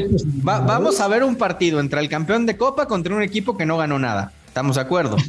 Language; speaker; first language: Spanish; native; Spanish